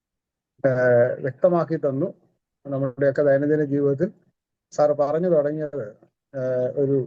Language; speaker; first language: Malayalam; native; Malayalam